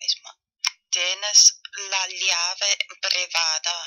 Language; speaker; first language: Spanish; non-native, fluent; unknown